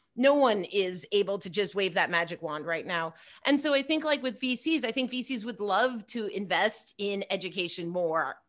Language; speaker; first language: English; native; English